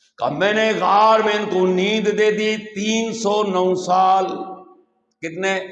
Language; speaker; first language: Urdu; non-native, local second language; Sindhi